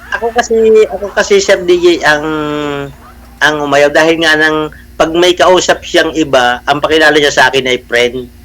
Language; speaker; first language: Filipino; native; Filipino